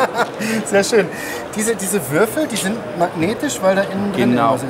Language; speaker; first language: German; native; German